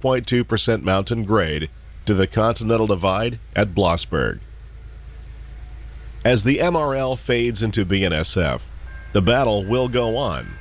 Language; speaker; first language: English; native; English